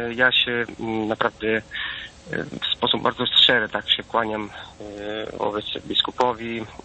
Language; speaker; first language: Polish; non-native, fluent; Italian